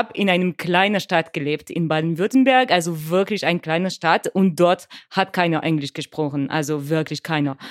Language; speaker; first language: German; non-native, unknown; French